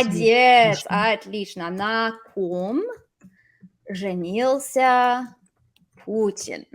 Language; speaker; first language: Russian; non-native, fluent; English